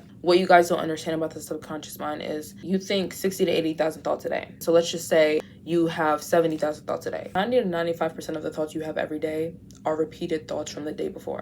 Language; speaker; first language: English; native; English